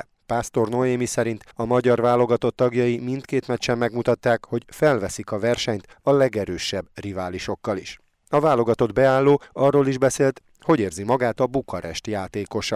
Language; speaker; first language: Hungarian; native; Hungarian